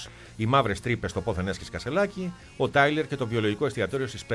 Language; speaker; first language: Greek; native; Greek